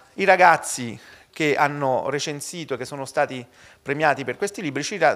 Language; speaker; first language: Italian; native; Italian